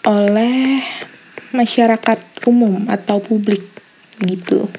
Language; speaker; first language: Indonesian; native; Indonesian